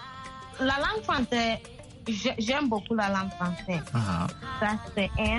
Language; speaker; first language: French; non-native, learner; Akan